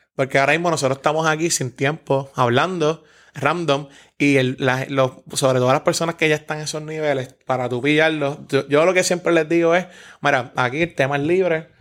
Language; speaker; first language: Spanish; native; Spanish